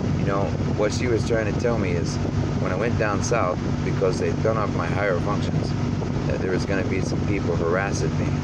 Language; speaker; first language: English; native; English